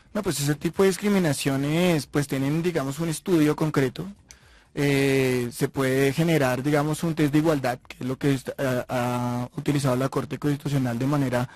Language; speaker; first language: Spanish; native; Spanish